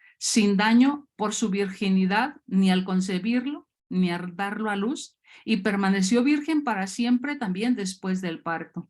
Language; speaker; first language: Spanish; native; Spanish